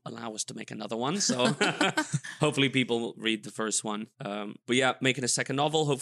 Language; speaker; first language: English; native; English